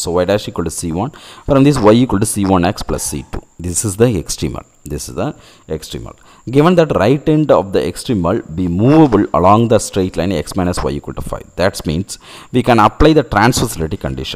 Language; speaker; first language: English; non-native, local second language; Tamil